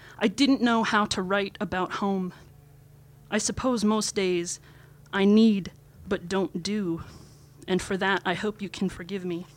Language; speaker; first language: English; native; English